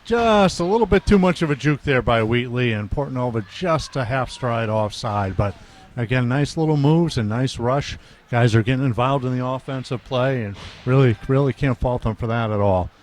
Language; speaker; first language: English; native; English